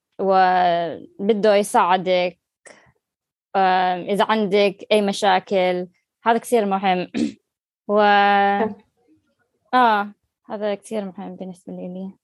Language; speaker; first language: Arabic; non-native, learner; English